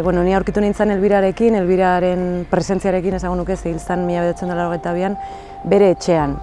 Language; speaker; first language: Basque; native; Basque